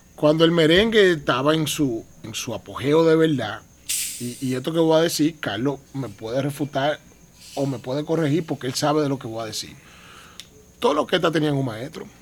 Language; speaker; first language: Spanish; native; Spanish